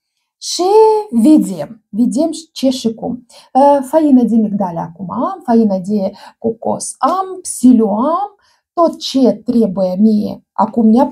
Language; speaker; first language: Romanian; non-native, learner; Russian